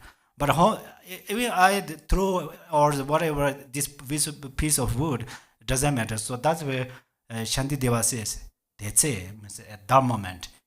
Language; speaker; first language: English; non-native, learner; Tibetan